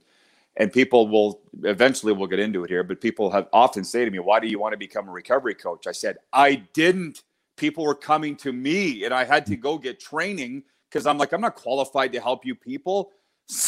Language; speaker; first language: English; native; English